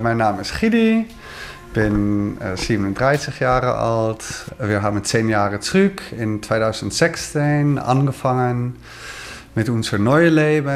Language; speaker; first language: German; non-native, learner; Dutch